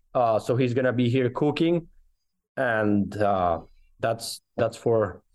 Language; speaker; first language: English; non-native, fluent; Spanish